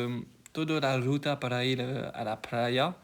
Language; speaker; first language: Spanish; non-native, learner; French